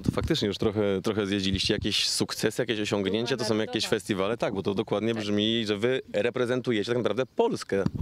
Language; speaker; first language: Polish; native; Polish